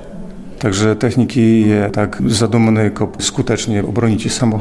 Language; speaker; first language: Polish; non-native, local second language; Ukrainian